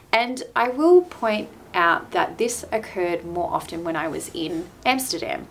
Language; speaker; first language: English; native; English